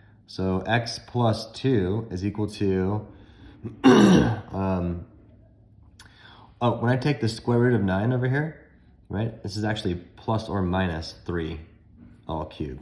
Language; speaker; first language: English; native; English